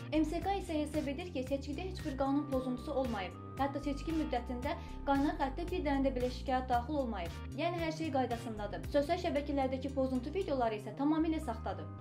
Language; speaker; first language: Azerbaijani; native; Azerbaijani